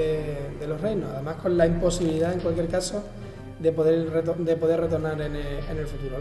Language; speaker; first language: Spanish; native; Spanish